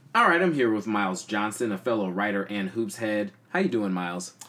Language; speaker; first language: English; native; English